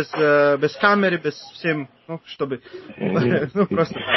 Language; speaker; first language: Russian; non-native, fluent; Latvian